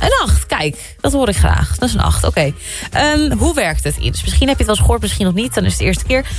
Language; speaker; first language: Dutch; native; Dutch